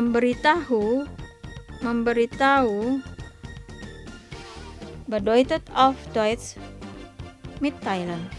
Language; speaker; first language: German; non-native, fluent; Indonesian